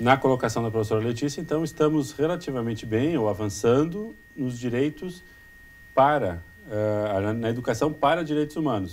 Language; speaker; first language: Portuguese; native; Portuguese